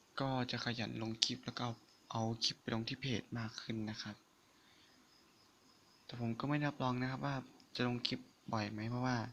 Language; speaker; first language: Thai; native; Thai